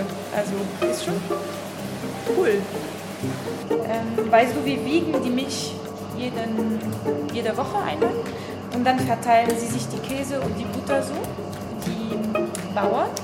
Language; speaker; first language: German; non-native, learner; French